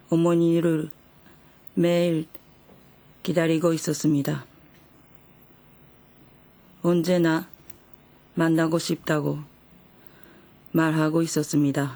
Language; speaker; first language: Korean; non-native, fluent; Japanese